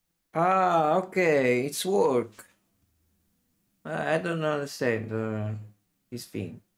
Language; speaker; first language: English; non-native, learner; Italian